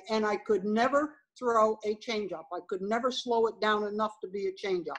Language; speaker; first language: English; native; English